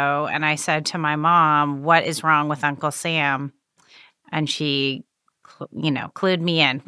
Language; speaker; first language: English; native; English